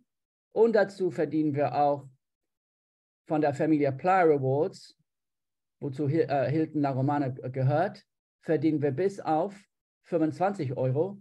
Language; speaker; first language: German; non-native, fluent; English